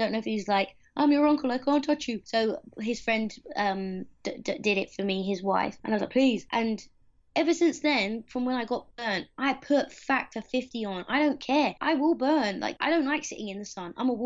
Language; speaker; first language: English; native; English